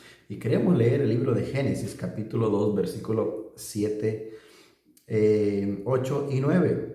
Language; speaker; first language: Spanish; native; Spanish